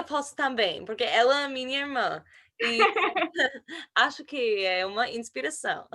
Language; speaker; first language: Portuguese; non-native, learner; English